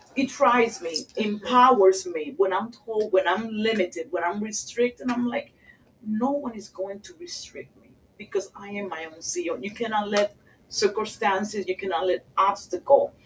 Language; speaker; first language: English; early bilingual, other home language; Spanish